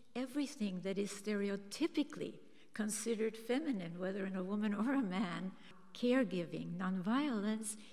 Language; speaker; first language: English; early bilingual, other home language; German